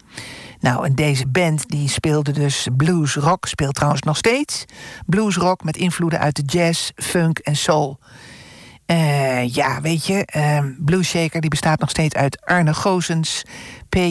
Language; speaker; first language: Dutch; native; Dutch